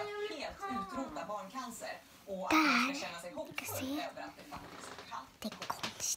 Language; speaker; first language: Swedish; early bilingual, other home language; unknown